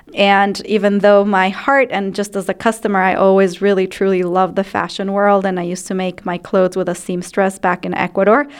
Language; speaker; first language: English; non-native, fluent; Spanish